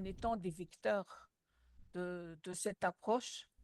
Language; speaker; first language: French; non-native, local second language; Malagasy